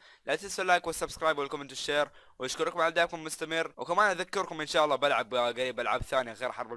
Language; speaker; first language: Arabic; native; Arabic